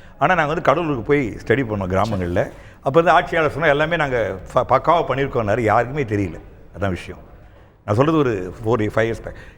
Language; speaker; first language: Tamil; native; Tamil